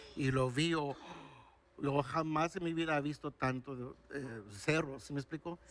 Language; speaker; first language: Spanish; early bilingual, heritage; Spanish